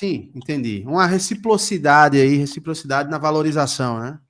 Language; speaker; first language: Portuguese; native; Portuguese